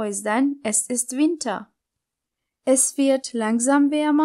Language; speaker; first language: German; non-native, fluent; Turkish